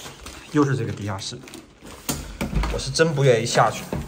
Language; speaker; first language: Chinese; native; Chinese